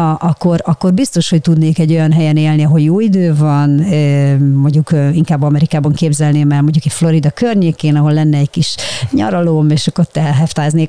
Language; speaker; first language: Hungarian; native; Hungarian